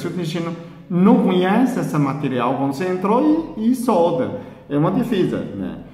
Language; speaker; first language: Portuguese; non-native, fluent; Chinese